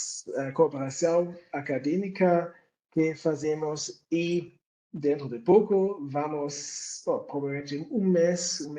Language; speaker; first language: Portuguese; non-native, fluent; German